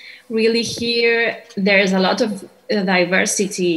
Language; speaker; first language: English; non-native, fluent; Catalan